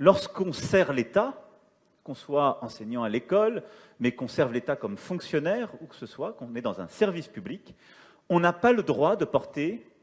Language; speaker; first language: French; native; French